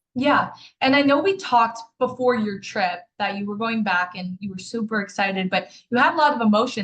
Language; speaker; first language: English; native; English